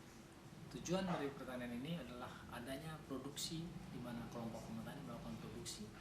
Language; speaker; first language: Malay; native; Malay